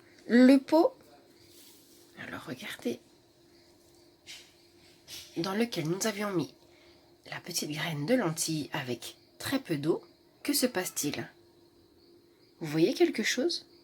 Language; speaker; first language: French; native; French